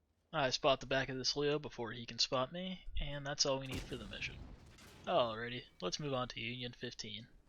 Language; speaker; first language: English; native; English